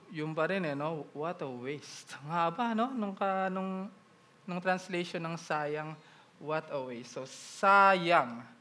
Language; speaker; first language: Filipino; native; Filipino